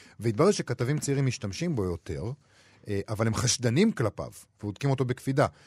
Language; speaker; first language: Hebrew; native; Hebrew